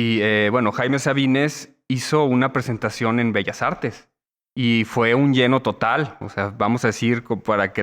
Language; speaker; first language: Spanish; native; Spanish